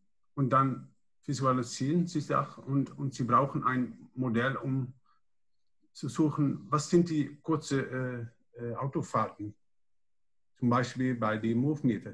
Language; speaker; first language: German; non-native, learner; Dutch